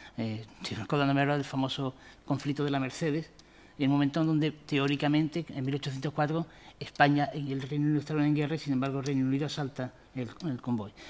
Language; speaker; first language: Spanish; native; Spanish